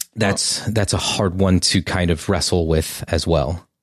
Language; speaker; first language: English; native; English